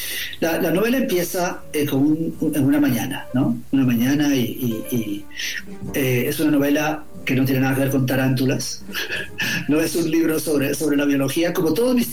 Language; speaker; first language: Spanish; native; Spanish